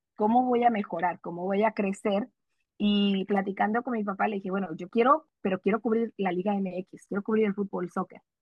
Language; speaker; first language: Spanish; early bilingual, heritage; Spanish